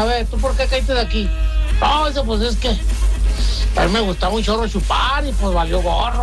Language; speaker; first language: Spanish; native; Spanish